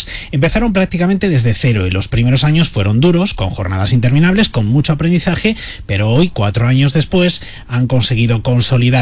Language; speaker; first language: Spanish; native; Spanish